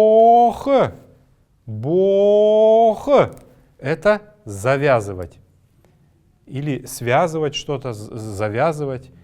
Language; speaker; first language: Russian; native; Russian